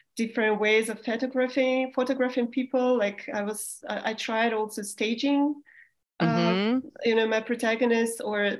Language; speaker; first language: English; non-native, fluent; Russian